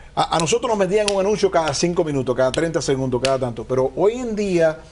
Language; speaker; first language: Spanish; early bilingual, heritage; Spanish